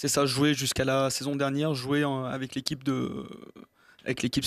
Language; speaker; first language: French; native; French